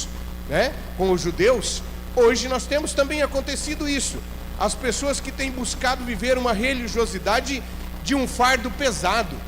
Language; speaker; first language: Portuguese; native; Portuguese